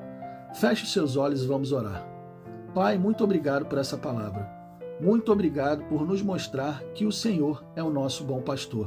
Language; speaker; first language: Portuguese; native; Portuguese